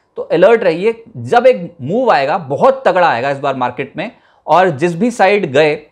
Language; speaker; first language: Hindi; native; Hindi